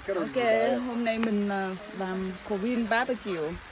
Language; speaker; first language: Vietnamese; early bilingual, heritage; Vietnamese